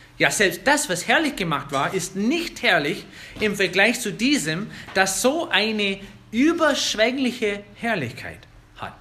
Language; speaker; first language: German; non-native, fluent; English